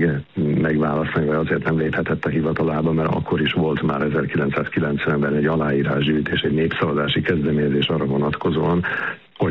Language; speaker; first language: Hungarian; native; Hungarian